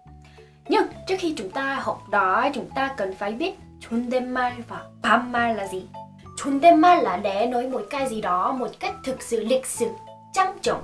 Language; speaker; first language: Vietnamese; non-native, fluent; Korean